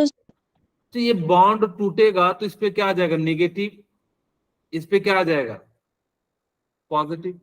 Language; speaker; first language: Hindi; native; Hindi